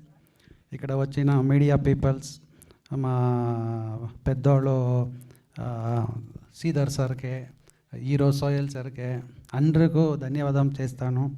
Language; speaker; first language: Telugu; non-native, learner; Kannada